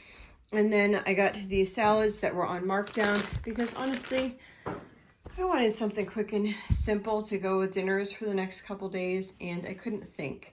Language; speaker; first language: English; native; English